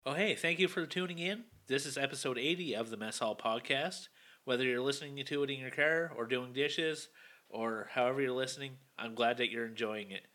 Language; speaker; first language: English; native; English